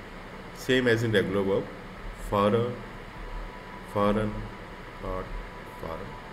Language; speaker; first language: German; non-native, learner; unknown